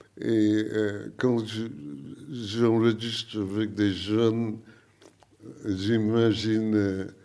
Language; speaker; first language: French; non-native, learner; English